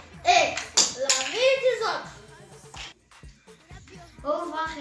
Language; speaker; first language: French; non-native, learner; Arabic